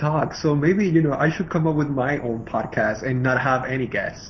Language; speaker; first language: English; non-native, fluent; Spanish